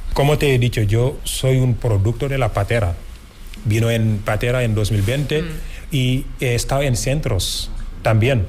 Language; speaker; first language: Spanish; non-native, fluent; Wolof